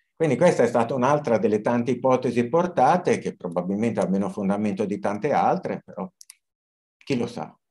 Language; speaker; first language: Italian; native; Italian